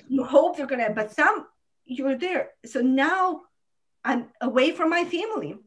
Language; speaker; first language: English; non-native, fluent; Croatian